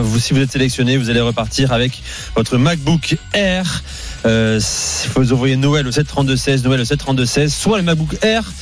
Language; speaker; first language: French; native; French